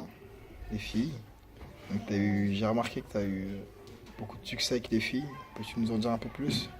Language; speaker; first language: French; native; French